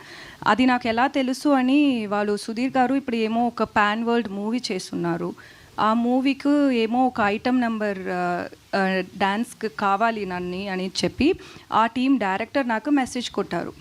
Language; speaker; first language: Telugu; non-native, learner; Tamil